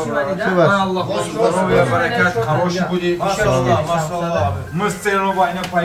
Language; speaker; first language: Russian; non-native, learner; Tajik